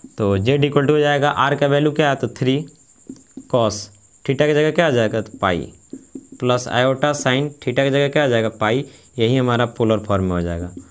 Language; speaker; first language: Hindi; native; Hindi